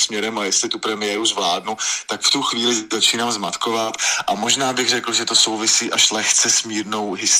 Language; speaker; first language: Czech; native; Czech